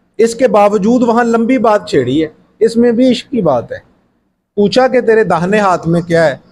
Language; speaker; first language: Urdu; non-native, local second language; Punjabi